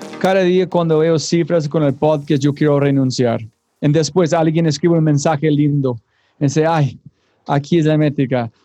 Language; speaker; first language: Spanish; non-native, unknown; English